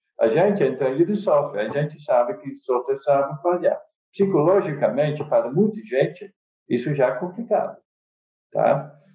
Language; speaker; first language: Portuguese; non-native, fluent; Dutch